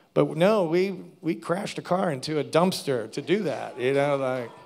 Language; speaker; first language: English; native; English